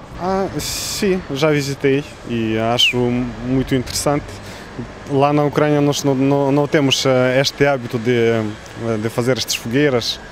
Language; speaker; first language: Portuguese; non-native, fluent; Ukrainian